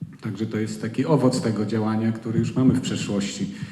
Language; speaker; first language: Polish; native; Polish